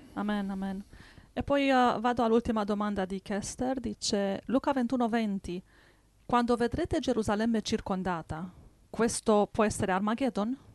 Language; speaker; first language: Italian; non-native, fluent; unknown